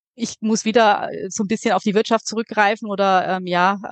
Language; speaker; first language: German; native; German